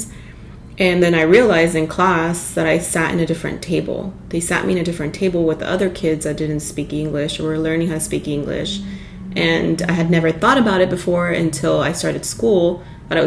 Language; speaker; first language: English; early bilingual, other home language; Spanish